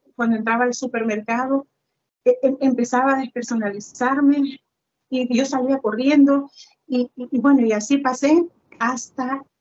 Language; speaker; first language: Spanish; native; Spanish